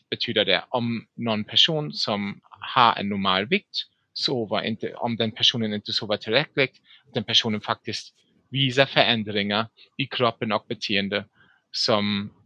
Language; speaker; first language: Swedish; non-native, fluent; German